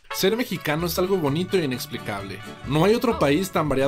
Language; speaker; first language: Spanish; native; Spanish